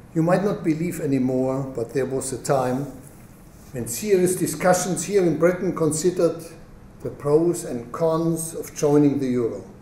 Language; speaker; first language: English; non-native, fluent; German